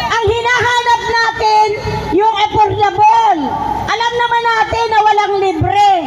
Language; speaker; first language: Filipino; non-native, local second language; Waray